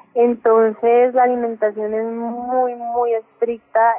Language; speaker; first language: Spanish; native; Spanish